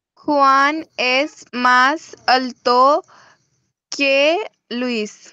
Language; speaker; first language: Spanish; non-native, learner; Marathi